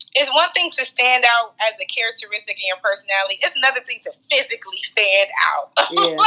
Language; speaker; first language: English; native; English